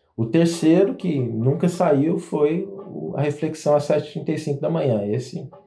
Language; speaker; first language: Portuguese; native; Portuguese